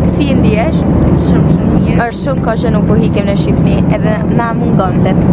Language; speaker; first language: Albanian; early bilingual, heritage; Albanian